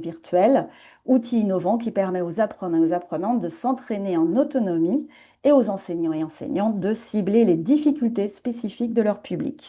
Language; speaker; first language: French; native; French